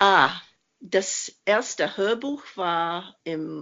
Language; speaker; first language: German; non-native, fluent; English